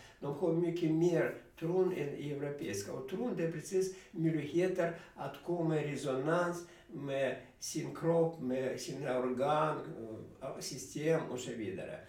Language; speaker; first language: Swedish; non-native, fluent; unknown